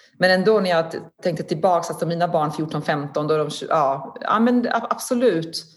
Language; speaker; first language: Swedish; non-native, fluent; Persian